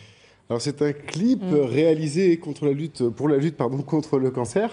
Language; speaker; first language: French; native; French